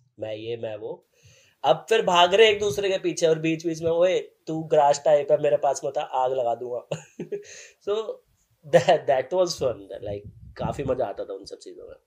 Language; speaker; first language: Hindi; native; Hindi